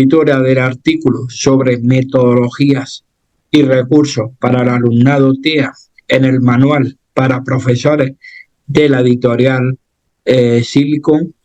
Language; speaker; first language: Spanish; native; Spanish